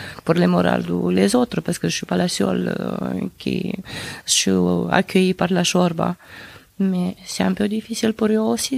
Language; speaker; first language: French; non-native, fluent; Romanian